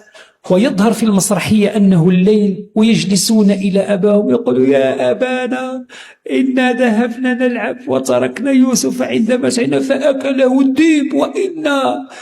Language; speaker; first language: Arabic; native; Arabic